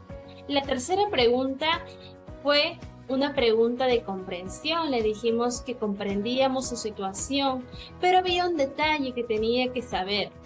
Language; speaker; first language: Spanish; native; Spanish